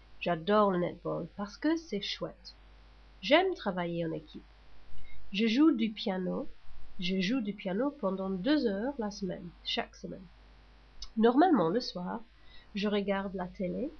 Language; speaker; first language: French; non-native, learner; English